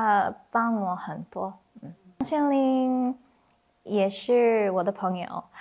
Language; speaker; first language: Chinese; non-native, learner; English